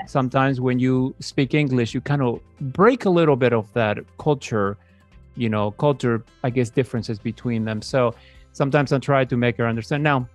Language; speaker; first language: English; native; English